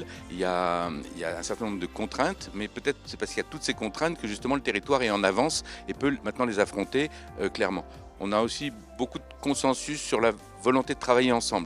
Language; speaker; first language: French; native; French